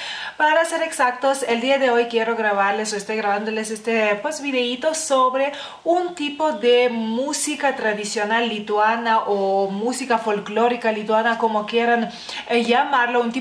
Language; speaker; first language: Spanish; non-native, fluent; Lithuanian